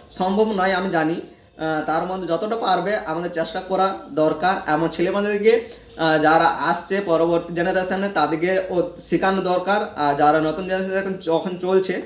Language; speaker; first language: Bangla; non-native, local second language; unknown